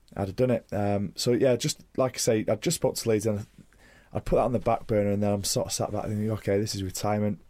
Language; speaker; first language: English; native; English